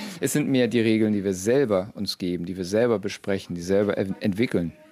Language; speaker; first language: German; native; German